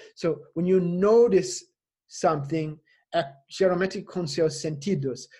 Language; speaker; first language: Portuguese; non-native, fluent; English